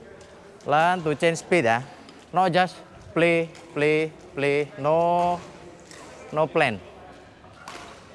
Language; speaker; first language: English; non-native, fluent; Indonesian